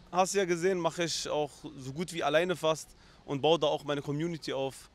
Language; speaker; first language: German; early bilingual, other home language; Arabic